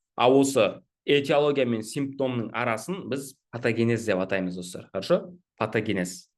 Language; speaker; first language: Russian; non-native, local second language; Kazakh